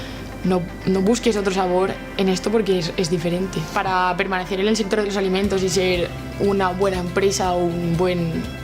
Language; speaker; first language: Spanish; native; Spanish